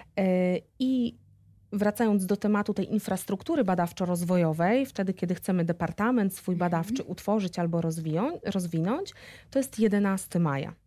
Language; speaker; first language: Polish; native; Polish